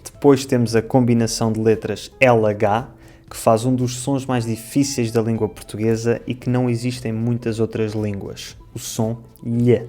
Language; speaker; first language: Portuguese; native; Portuguese